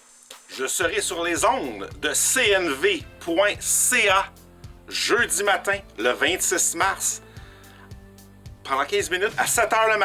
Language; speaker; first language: French; native; French